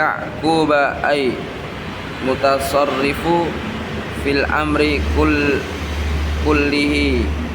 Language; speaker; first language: Arabic; non-native, learner; Indonesian